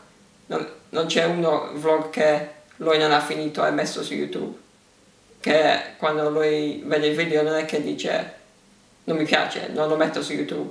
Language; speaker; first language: Italian; early bilingual, heritage; English